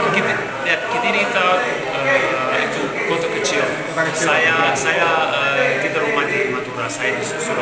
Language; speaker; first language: Indonesian; non-native, learner; Bosnian